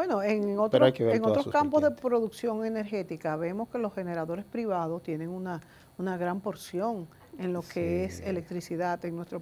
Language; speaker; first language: Spanish; native; Spanish